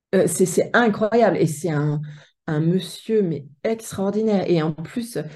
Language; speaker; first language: French; native; French